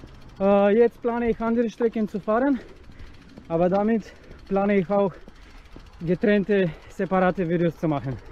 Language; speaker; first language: German; non-native, learner; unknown